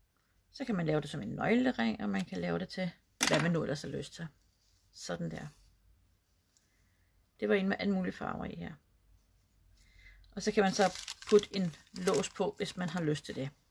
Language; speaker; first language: Danish; native; Danish